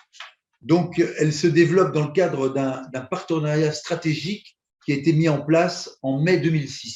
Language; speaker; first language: French; native; French